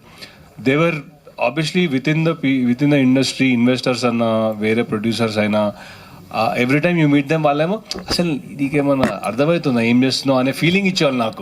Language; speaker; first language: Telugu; native; Telugu